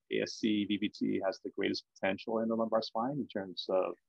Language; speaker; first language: English; native; English